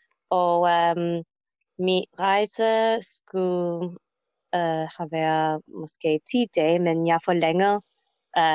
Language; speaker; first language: Danish; non-native, learner; English